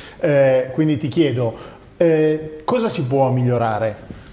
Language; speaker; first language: Italian; native; Italian